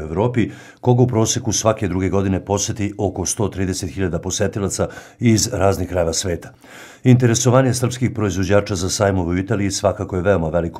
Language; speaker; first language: Serbian; native; Serbian